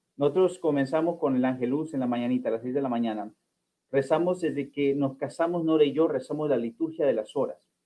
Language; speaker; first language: Spanish; early bilingual, heritage; Spanish